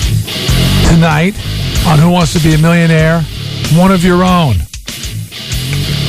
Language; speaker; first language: English; native; English